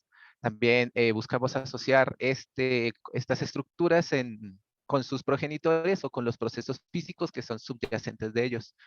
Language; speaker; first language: Spanish; native; Spanish